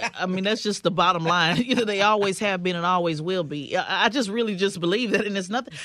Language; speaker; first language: English; native; English